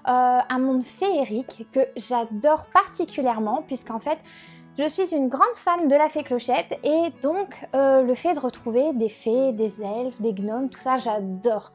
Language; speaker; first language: French; native; French